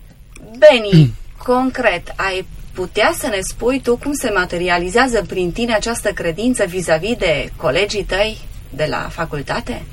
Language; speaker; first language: Romanian; native; Romanian